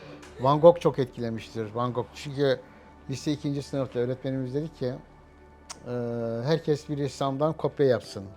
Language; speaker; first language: Turkish; native; Turkish